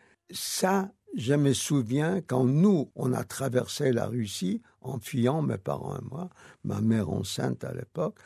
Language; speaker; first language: French; non-native, fluent; Yiddish